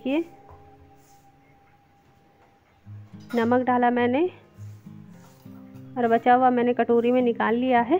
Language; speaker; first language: Hindi; non-native, local second language; Garhwali